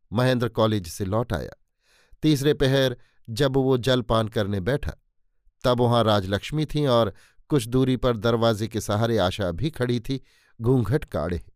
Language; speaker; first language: Hindi; native; Hindi